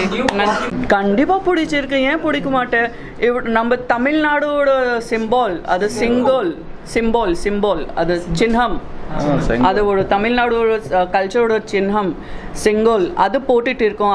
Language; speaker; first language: Tamil; non-native, learner; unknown